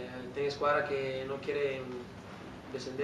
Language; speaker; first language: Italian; non-native, learner; Spanish